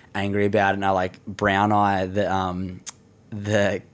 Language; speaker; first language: English; native; English